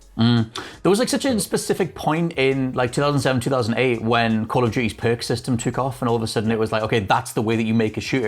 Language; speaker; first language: English; native; English